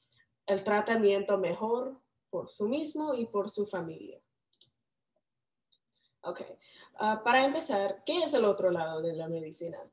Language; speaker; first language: Spanish; non-native, learner; English